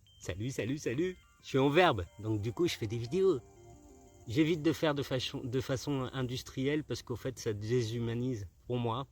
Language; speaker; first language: French; early bilingual, other home language; Spanish